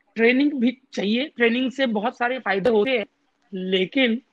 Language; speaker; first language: Hindi; native; Hindi